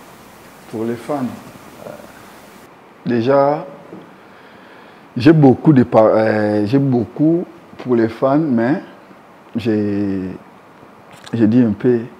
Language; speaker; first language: French; native; French